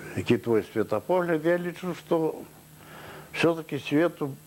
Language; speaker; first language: Belarusian; native; Belarusian